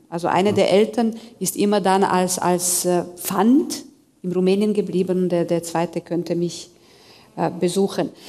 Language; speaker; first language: German; non-native, fluent; Hungarian